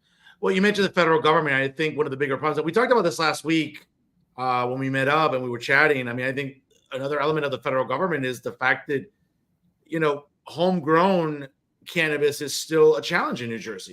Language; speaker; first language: English; native; English